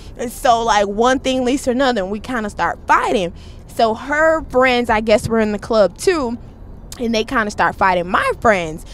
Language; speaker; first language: English; native; English